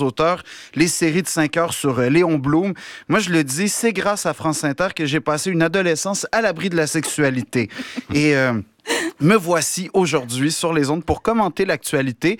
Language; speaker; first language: French; native; French